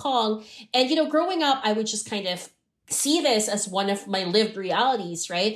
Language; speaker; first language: English; non-native, local second language; Filipino